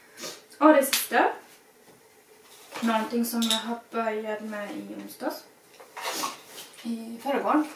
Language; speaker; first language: Swedish; non-native, fluent; German